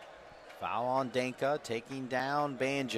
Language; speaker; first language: English; native; English